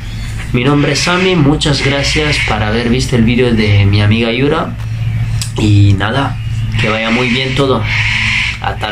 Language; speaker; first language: Spanish; non-native, fluent; Italian